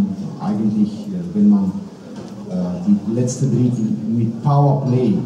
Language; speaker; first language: German; non-native, fluent; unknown